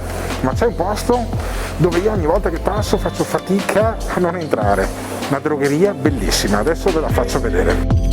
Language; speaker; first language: Italian; native; Italian